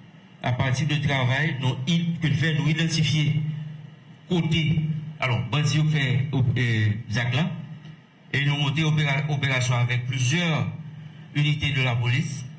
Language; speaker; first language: French; non-native, local second language; Haitian Creole